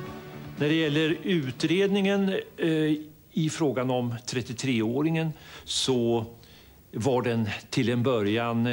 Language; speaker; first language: Swedish; native; Swedish